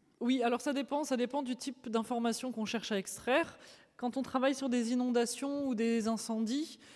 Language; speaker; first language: French; native; French